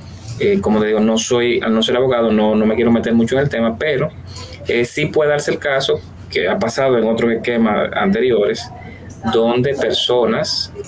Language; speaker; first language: Spanish; native; Spanish